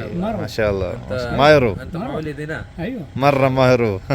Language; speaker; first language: Arabic; non-native, learner; Malayalam